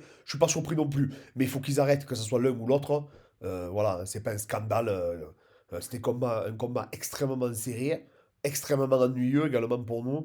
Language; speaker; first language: French; native; French